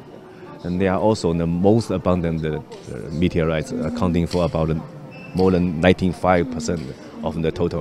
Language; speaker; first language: English; non-native, fluent; Chinese